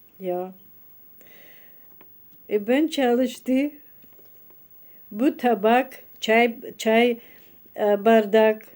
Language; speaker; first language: Turkish; non-native, learner; Russian